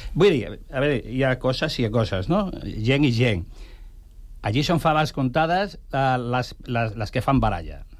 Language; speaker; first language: Catalan; non-native, local second language; Spanish